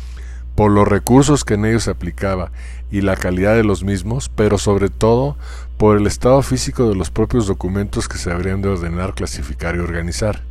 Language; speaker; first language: Spanish; native; Spanish